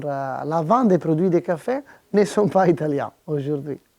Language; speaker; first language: French; non-native, fluent; Italian